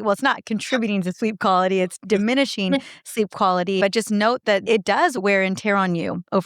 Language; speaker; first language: English; native; English